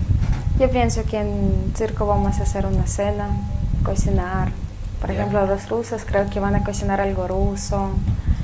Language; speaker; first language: Spanish; non-native, fluent; Russian